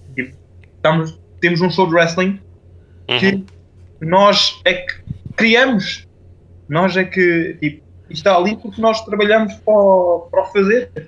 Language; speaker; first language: Portuguese; non-native, fluent; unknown